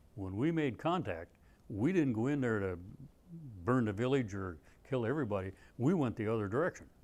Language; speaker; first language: English; native; English